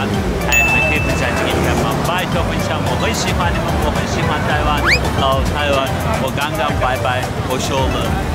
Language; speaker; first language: Chinese; non-native, learner; Turkish